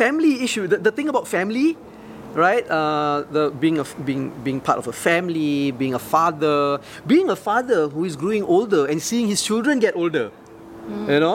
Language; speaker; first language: English; non-native, local second language; Malay